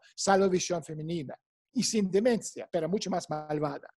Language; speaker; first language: Spanish; non-native, fluent; Russian